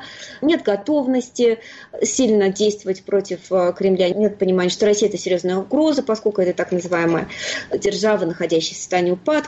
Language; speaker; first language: Russian; native; Russian